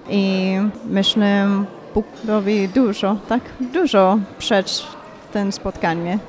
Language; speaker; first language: Polish; non-native, learner; Bulgarian